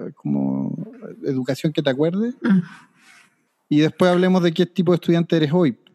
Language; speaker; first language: Spanish; native; Spanish